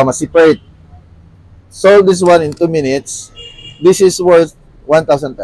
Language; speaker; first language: English; non-native, local second language; Cebuano